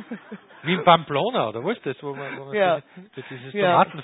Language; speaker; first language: German; native; German